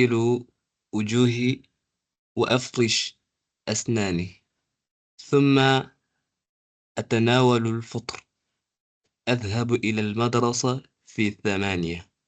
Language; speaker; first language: Arabic; non-native, learner; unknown